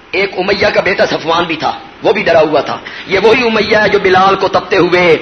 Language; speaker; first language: Urdu; non-native, local second language; Punjabi